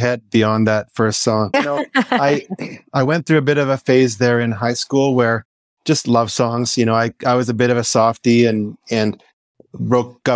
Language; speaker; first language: English; native; English